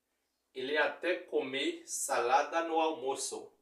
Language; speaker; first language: Portuguese; non-native, fluent; Haitian Creole